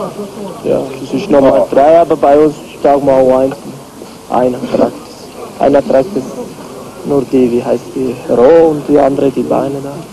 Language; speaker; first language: German; non-native, learner; Albanian